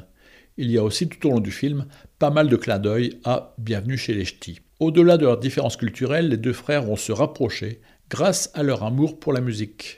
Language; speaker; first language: French; native; French